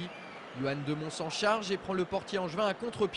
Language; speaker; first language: French; native; French